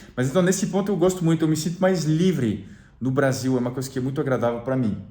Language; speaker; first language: Portuguese; non-native, fluent; French